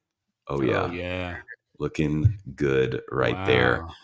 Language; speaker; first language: English; native; English